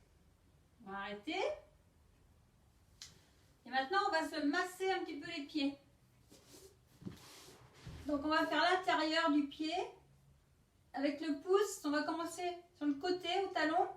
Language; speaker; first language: French; native; French